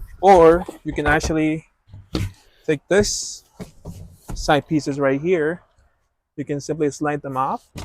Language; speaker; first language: English; native; English